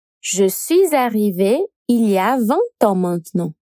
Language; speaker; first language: French; non-native, fluent; Portuguese